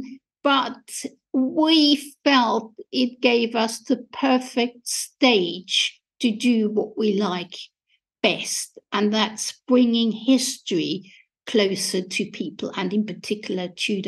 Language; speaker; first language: English; non-native, fluent; German